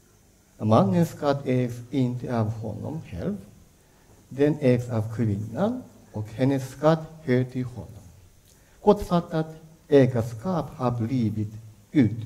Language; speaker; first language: Swedish; non-native, fluent; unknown